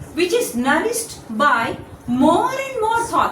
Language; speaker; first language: English; non-native, local second language; Gujarati